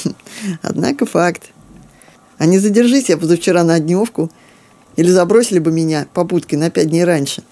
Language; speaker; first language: Russian; native; Russian